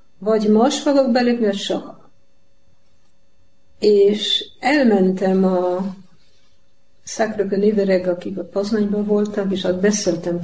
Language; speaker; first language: Hungarian; non-native, learner; Polish